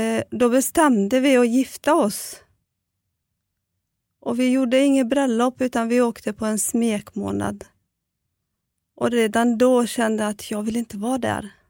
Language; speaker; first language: Swedish; non-native, fluent; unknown